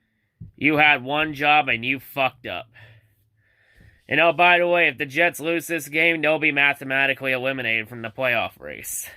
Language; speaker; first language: English; native; English